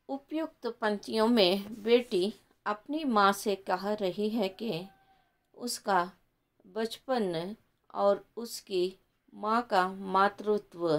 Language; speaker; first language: Hindi; non-native, local second language; Kannada